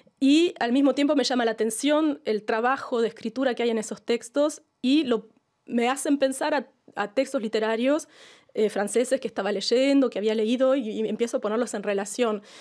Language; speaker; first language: Spanish; native; Spanish